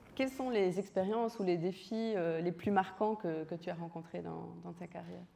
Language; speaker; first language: French; native; French